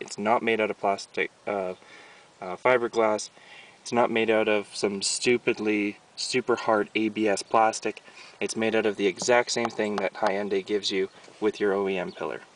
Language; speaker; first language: English; native; English